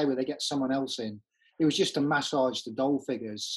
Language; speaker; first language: English; native; English